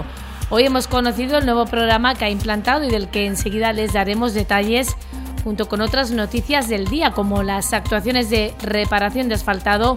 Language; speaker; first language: Spanish; native; Spanish